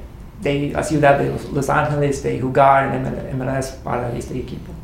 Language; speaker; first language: Spanish; non-native, learner; English